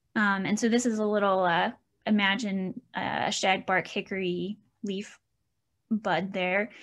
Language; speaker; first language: English; native; English